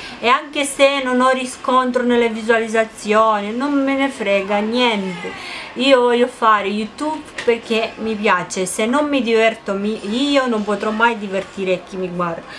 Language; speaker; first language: Italian; non-native, fluent; Romanian